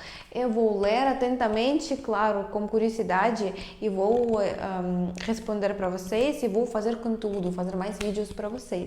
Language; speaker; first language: Portuguese; non-native, fluent; Russian